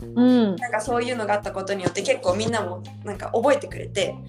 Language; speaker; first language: Japanese; native; Japanese